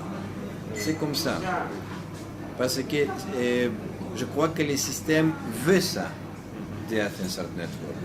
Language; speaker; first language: French; non-native, fluent; Greek